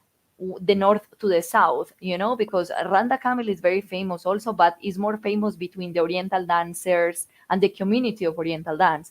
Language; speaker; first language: English; non-native, fluent; Spanish